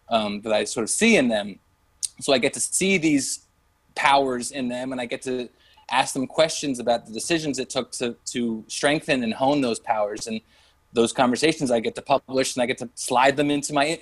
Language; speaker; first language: English; native; English